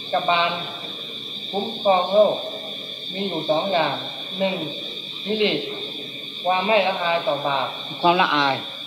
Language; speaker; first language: Thai; native; Thai